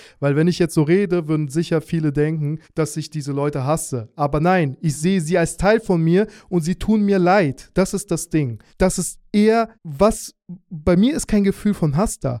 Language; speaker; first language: German; early bilingual, other home language; Russian